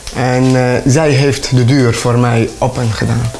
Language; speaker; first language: Dutch; non-native, learner; Arabic